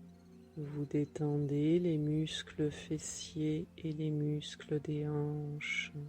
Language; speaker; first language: French; native; French